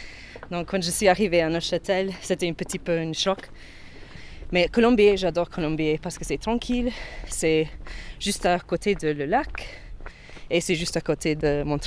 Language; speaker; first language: French; non-native, learner; English